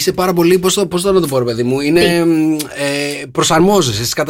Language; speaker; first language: Greek; native; Greek